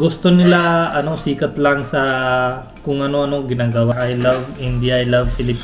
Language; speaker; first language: Filipino; non-native, learner; Punjabi